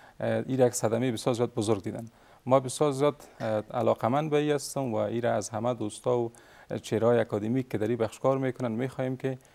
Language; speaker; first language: Persian; native; Persian